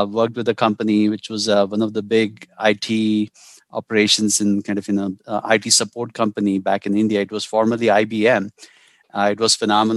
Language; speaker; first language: English; non-native, local second language; Hindi